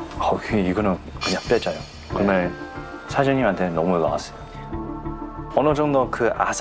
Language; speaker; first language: Korean; early bilingual, heritage; English